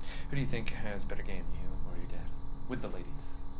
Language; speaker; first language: English; native; English